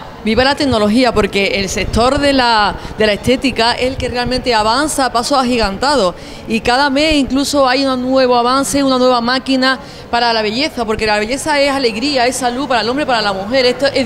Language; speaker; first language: Spanish; native; Spanish